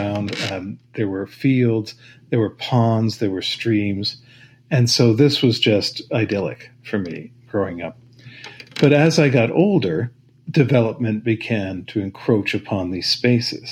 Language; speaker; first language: English; native; English